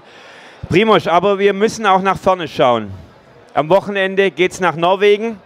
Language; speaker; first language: German; native; German